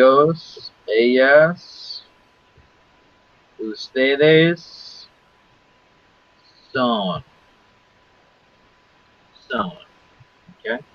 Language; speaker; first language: Spanish; non-native, fluent; English